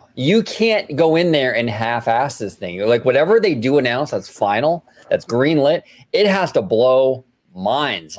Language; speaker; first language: English; native; English